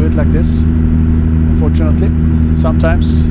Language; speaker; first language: English; non-native, fluent; Swedish